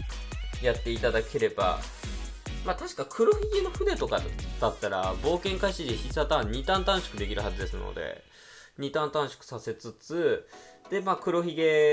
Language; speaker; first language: Japanese; native; Japanese